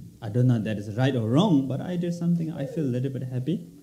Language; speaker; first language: English; non-native, local second language; Tibetan